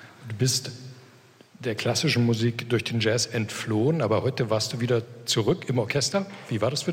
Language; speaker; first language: German; native; German